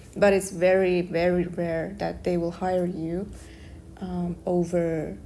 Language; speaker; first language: English; non-native, fluent; Kazakh